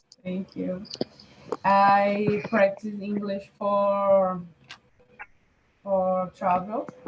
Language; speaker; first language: English; non-native, learner; Portuguese